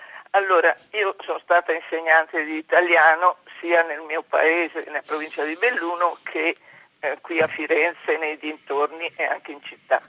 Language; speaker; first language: Italian; native; Italian